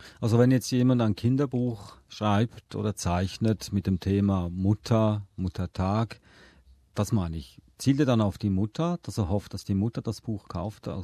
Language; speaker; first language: German; native; German